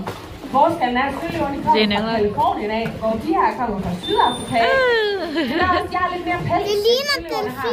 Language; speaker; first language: Danish; native; Danish